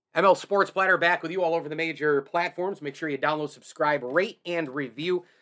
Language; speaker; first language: English; native; English